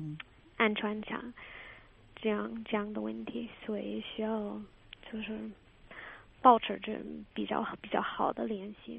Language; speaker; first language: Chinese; non-native, fluent; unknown